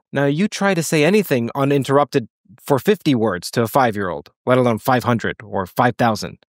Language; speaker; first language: English; native; English